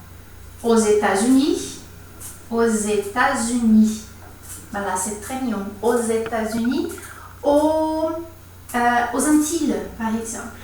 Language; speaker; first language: French; non-native, fluent; Portuguese